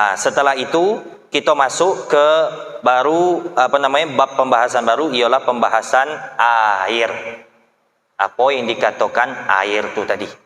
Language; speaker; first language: Malay; native; Malay